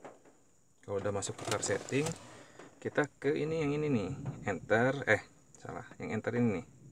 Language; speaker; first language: Indonesian; native; Indonesian